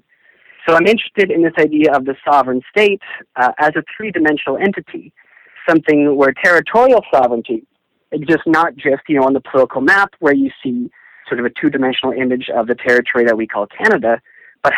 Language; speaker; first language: English; native; English